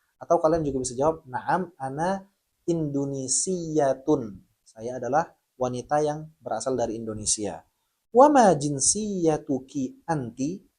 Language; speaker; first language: Indonesian; native; Indonesian